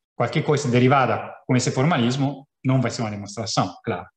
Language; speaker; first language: Portuguese; non-native, fluent; Italian